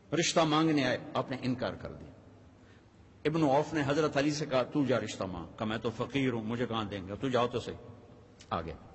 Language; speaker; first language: Urdu; non-native, local second language; Punjabi